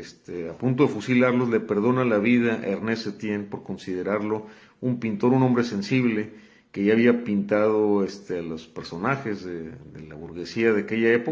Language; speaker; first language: Spanish; native; Spanish